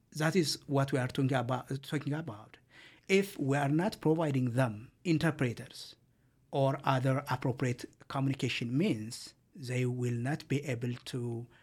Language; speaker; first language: English; non-native, fluent; Amharic